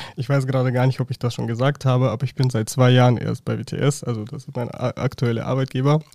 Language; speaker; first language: German; non-native, fluent; Russian